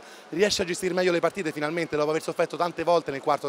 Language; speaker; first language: Italian; native; Italian